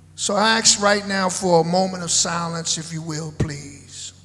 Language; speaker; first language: English; native; English